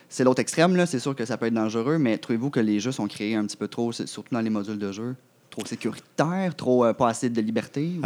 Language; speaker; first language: French; native; French